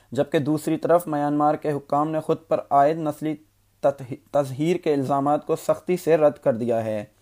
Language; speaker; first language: Urdu; non-native, local second language; Baluchi